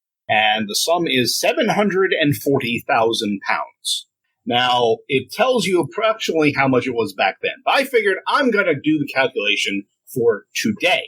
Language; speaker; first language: English; native; English